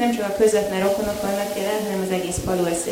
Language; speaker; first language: Hungarian; native; Hungarian